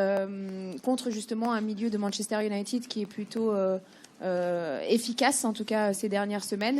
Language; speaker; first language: French; native; French